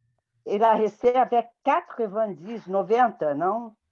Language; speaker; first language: French; non-native, learner; Portuguese